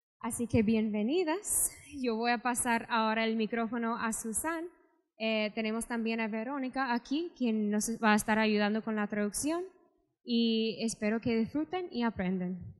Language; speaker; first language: Spanish; native; Spanish